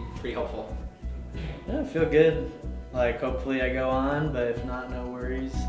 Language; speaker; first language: English; native; English